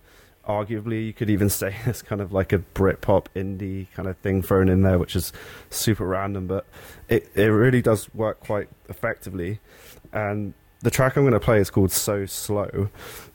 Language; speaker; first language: English; native; English